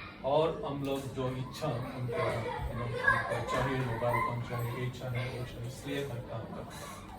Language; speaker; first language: Hindi; non-native, local second language; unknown